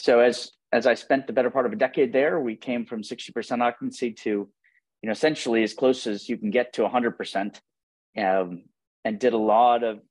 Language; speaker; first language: English; native; English